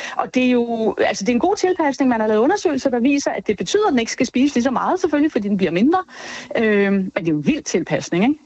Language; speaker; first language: Danish; native; Danish